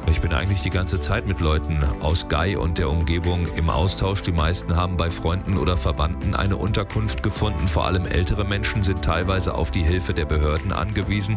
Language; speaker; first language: German; native; German